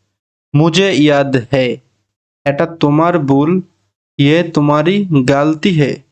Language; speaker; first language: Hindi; non-native, learner; Bangla